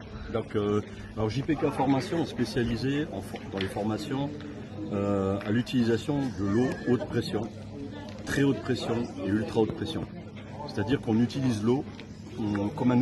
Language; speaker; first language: French; native; French